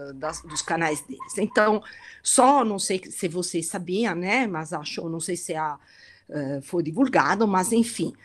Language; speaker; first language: Portuguese; non-native, fluent; Italian